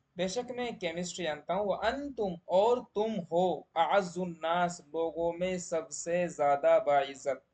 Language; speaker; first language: Urdu; native; Urdu